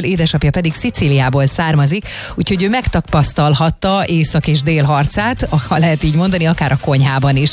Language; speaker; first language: Hungarian; native; Hungarian